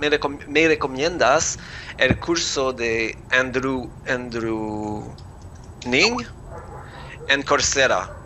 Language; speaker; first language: Spanish; non-native, learner; English